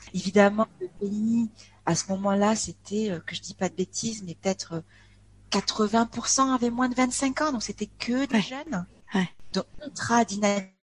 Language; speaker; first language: French; native; French